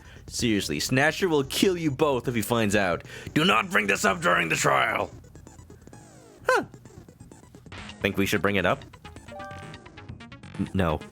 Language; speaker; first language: English; native; English